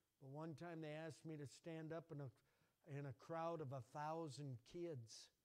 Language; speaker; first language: English; native; English